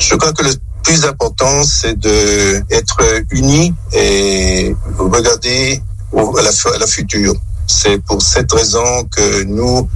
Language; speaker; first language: French; non-native, local second language; German